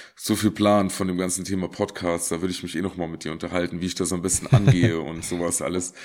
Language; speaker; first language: German; native; German